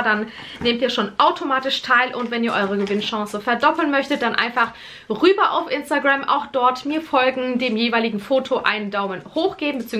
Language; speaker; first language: German; native; German